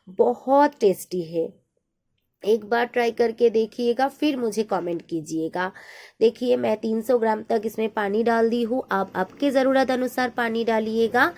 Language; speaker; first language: Hindi; non-native, local second language; Bangla